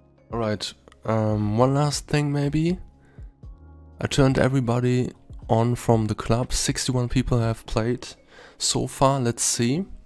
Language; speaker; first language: English; non-native, fluent; German